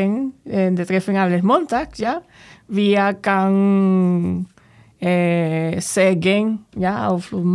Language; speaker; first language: German; non-native, learner; Spanish